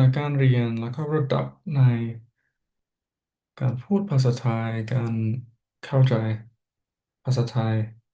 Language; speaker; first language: Thai; non-native, learner; English